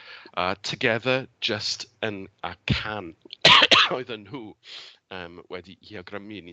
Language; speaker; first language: Welsh; native; Welsh